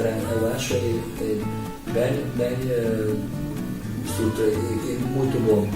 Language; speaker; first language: Portuguese; non-native, learner; Hungarian